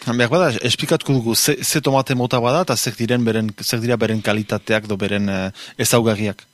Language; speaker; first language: Basque; native; Basque